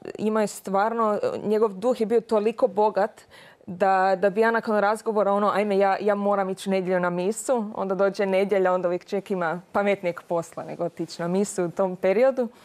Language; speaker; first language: Croatian; native; Croatian